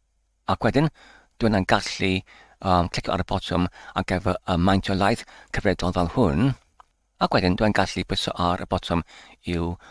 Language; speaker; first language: Welsh; non-native, learner; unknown